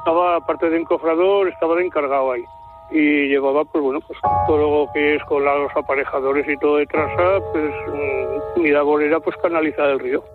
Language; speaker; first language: Spanish; native; Spanish